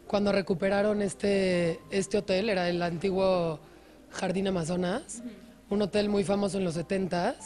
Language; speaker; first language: Spanish; native; Spanish